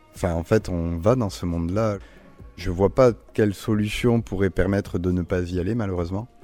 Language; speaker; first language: French; native; French